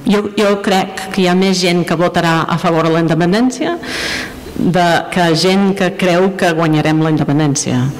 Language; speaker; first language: Catalan; non-native, fluent; English